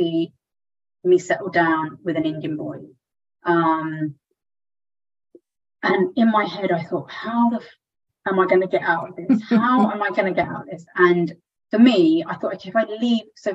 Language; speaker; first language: English; native; English